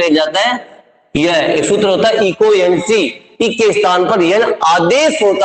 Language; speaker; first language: Hindi; native; Hindi